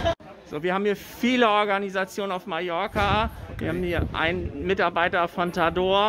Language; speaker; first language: German; native; German